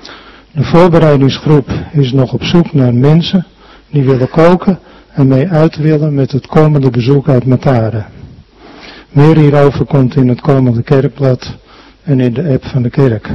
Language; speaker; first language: Dutch; native; Dutch